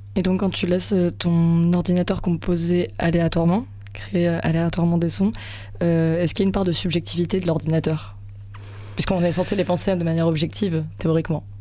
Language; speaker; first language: French; native; French